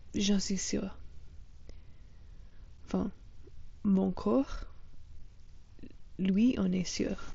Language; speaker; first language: French; non-native, fluent; English